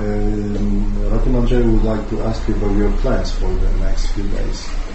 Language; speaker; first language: English; non-native, fluent; Polish